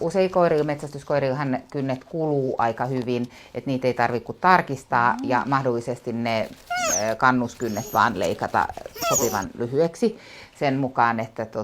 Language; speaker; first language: Finnish; native; Finnish